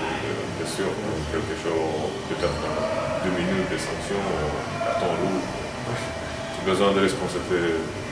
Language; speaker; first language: French; non-native, fluent; Croatian